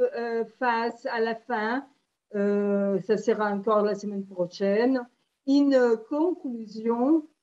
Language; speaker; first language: French; non-native, fluent; Portuguese